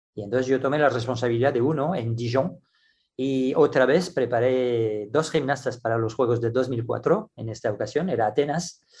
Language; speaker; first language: Spanish; non-native, fluent; French